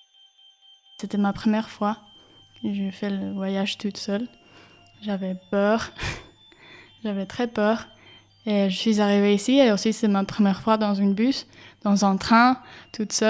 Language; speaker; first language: French; non-native, learner; Spanish